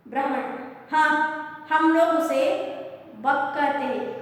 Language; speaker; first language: Hindi; non-native, local second language; Kannada